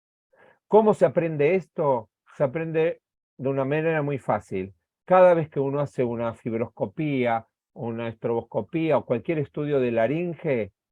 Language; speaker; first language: Spanish; native; Spanish